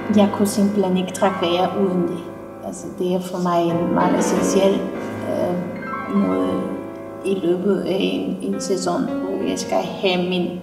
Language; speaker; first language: Danish; non-native, learner; Armenian